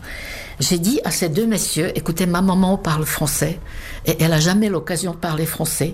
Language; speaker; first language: French; non-native, fluent; Czech